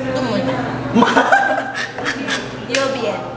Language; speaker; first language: Spanish; non-native, learner; Korean